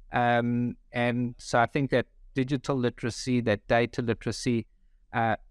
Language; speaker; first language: English; native; English